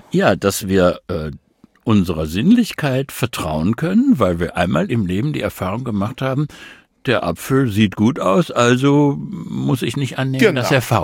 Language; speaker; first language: German; native; German